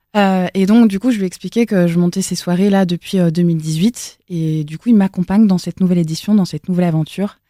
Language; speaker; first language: French; native; French